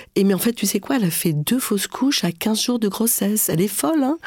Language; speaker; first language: French; non-native, local second language; Arabic